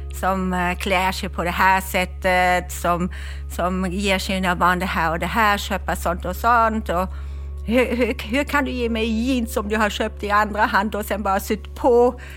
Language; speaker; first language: Swedish; non-native, fluent; German